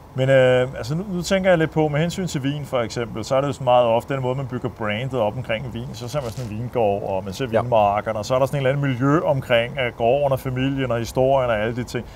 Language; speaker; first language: Danish; native; Danish